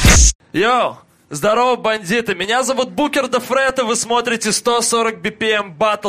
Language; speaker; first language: Russian; native; Russian